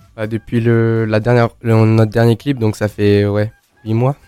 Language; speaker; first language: French; native; French